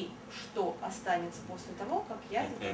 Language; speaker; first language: Russian; native; Russian